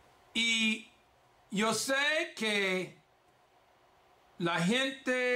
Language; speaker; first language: Spanish; early bilingual, heritage; English